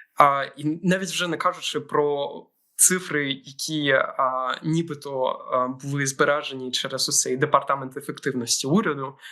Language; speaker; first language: Ukrainian; native; Ukrainian